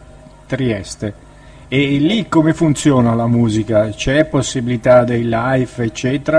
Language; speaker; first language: Italian; native; Italian